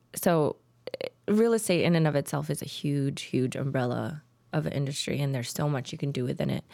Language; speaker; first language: English; early bilingual, other home language; Tajik